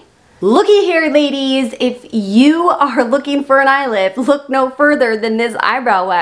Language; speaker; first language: English; native; English